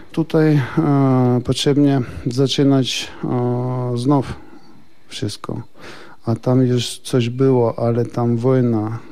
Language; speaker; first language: Polish; non-native, learner; Russian